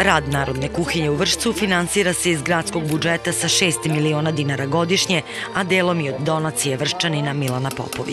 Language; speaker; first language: Serbian; native; Serbian